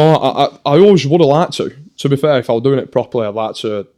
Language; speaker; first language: English; native; English